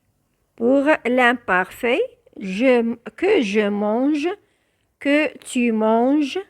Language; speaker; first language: French; non-native, local second language; Arabic